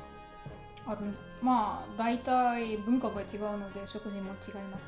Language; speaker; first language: Japanese; non-native, learner; German